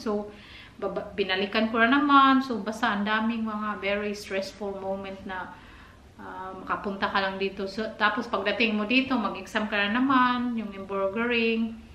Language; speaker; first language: Filipino; non-native, local second language; Cebuano